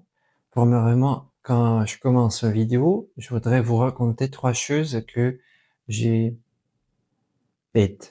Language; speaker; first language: French; non-native, fluent; Russian